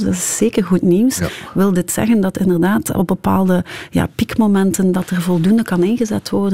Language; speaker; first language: Dutch; native; Dutch